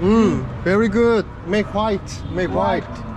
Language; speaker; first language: English; non-native, learner; Korean